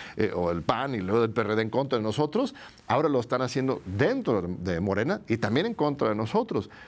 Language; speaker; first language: Spanish; non-native, fluent; English